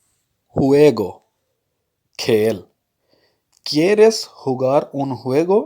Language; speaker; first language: Spanish; non-native, fluent; Urdu